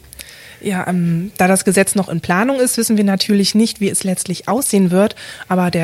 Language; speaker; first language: German; native; German